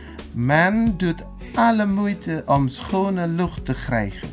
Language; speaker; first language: Dutch; non-native, fluent; Indonesian